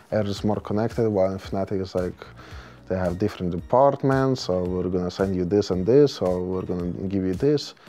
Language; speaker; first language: English; non-native, fluent; Russian